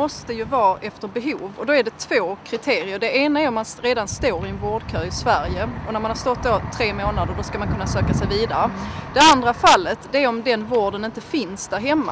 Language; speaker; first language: Swedish; native; Swedish